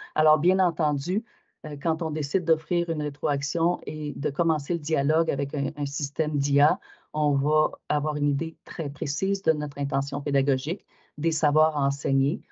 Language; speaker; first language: French; native; French